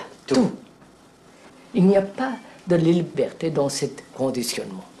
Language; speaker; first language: French; non-native, fluent; Telugu